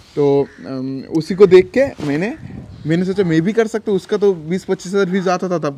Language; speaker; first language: Hindi; non-native, local second language; Bangla